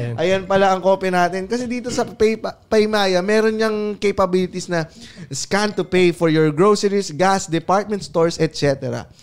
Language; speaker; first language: Filipino; native; Filipino